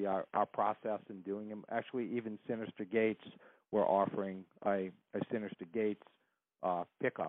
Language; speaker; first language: English; native; English